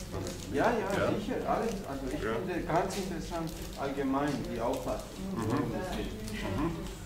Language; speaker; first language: German; non-native, learner; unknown